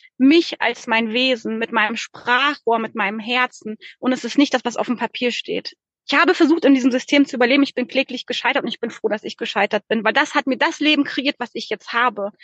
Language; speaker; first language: German; early bilingual, other home language; Polish